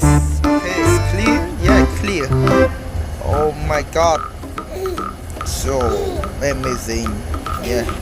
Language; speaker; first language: English; non-native, learner; Indonesian